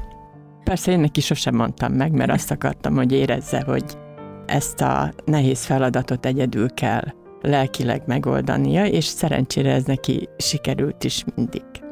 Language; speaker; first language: Hungarian; native; Hungarian